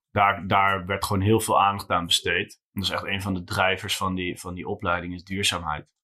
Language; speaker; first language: Dutch; native; Dutch